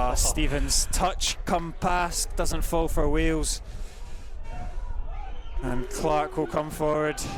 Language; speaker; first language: English; native; English